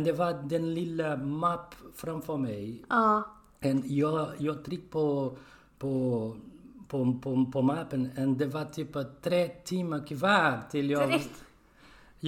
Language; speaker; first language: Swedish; non-native, learner; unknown